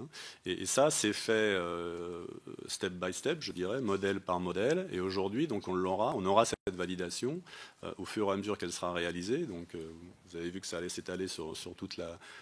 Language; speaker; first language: French; native; French